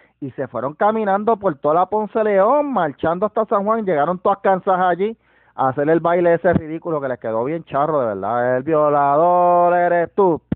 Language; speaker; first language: Spanish; native; Spanish